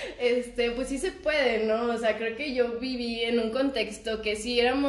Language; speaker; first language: Spanish; native; Spanish